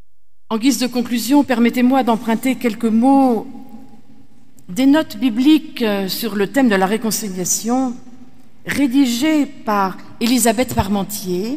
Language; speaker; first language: French; native; French